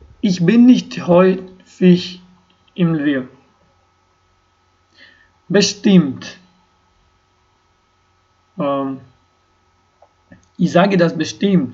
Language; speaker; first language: German; non-native, learner; Ukrainian